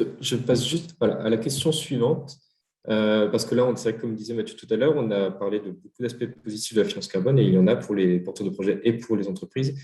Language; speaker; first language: French; native; French